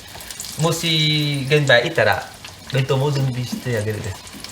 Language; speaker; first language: Japanese; non-native, learner; Vietnamese